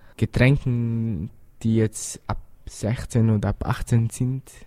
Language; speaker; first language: German; early bilingual, other home language; Bosnian